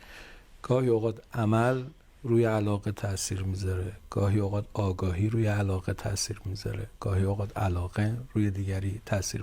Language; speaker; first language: Persian; native; Persian